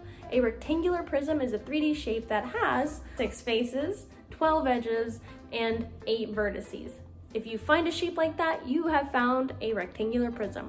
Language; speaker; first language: English; native; English